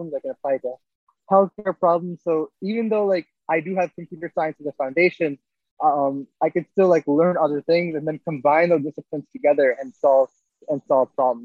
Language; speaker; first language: English; native; English